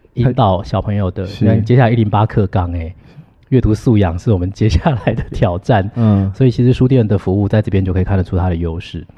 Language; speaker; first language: Chinese; native; Chinese